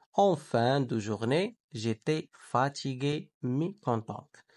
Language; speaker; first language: French; non-native, local second language; Arabic